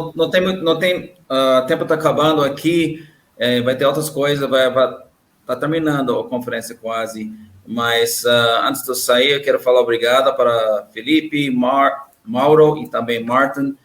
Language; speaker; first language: Portuguese; non-native, learner; English